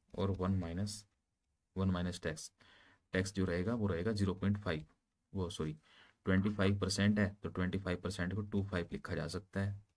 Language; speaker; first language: Hindi; native; Hindi